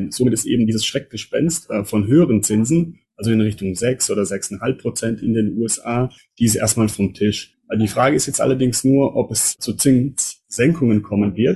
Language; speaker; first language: German; native; German